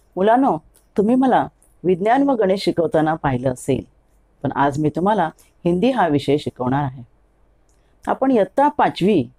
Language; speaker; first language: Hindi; non-native, local second language; Marathi